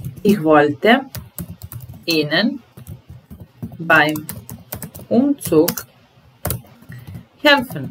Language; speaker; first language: German; non-native, fluent; Serbian